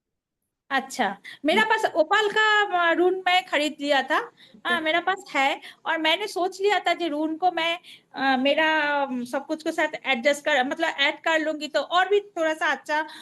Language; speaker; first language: Hindi; non-native, local second language; Bangla